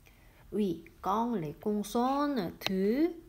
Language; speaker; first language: French; non-native, fluent; Korean